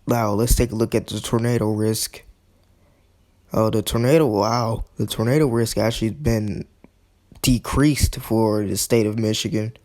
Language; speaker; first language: English; native; English